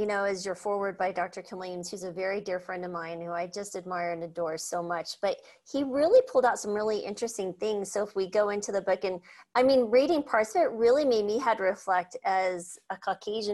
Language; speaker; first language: English; native; English